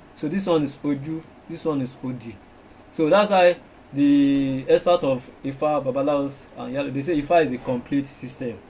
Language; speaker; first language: English; non-native, local second language; Yoruba